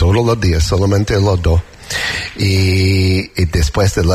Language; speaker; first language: Spanish; non-native, learner; English